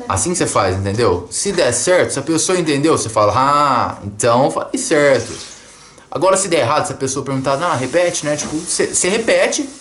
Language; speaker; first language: Portuguese; native; Portuguese